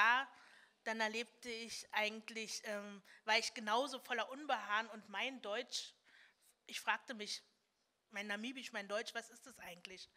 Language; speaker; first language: German; early bilingual, other home language; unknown